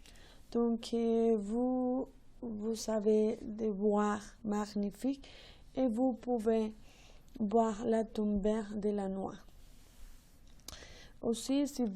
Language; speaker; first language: French; non-native, learner; Spanish